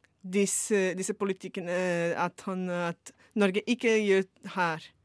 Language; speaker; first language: Norwegian; non-native, fluent; Portuguese